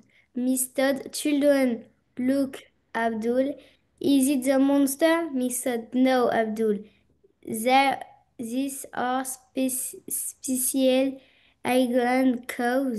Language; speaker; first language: English; non-native, learner; French